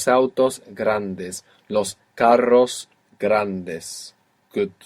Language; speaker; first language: Spanish; non-native, fluent; English